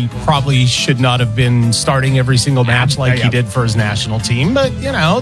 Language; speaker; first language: English; native; English